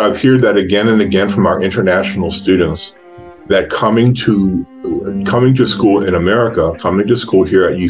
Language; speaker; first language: English; native; English